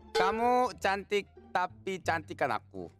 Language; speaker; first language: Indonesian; non-native, learner; Korean